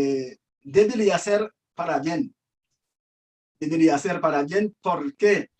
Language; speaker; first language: Spanish; non-native, learner; Haitian Creole